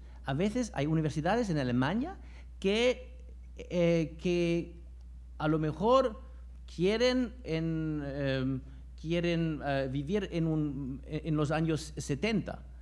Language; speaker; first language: Spanish; non-native, fluent; German